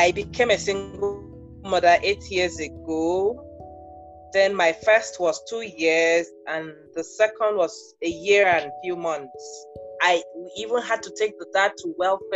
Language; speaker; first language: English; non-native, local second language; Ibibio